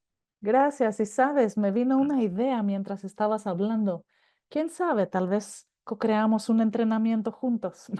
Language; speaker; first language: Spanish; non-native, fluent; Greek